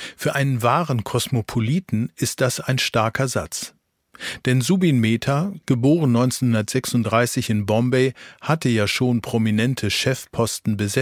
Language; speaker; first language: German; native; German